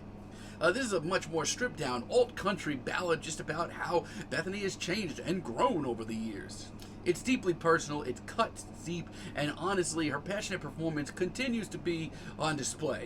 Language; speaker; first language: English; native; English